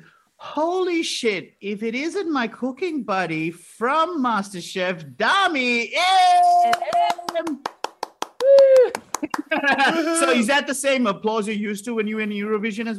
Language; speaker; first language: English; non-native, local second language; Sinhala